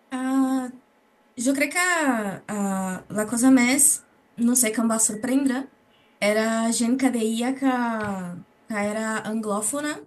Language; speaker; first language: Catalan; non-native, learner; Portuguese